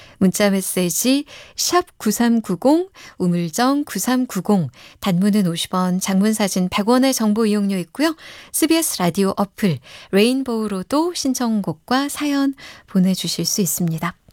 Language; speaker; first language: Korean; native; Korean